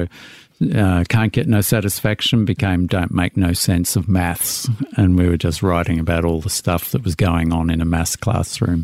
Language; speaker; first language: English; native; English